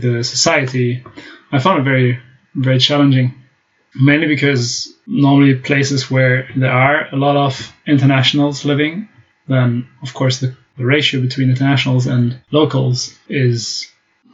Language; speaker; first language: English; non-native, fluent; German